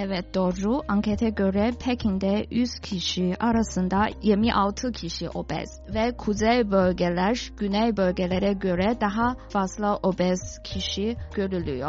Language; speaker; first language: Turkish; non-native, fluent; Chinese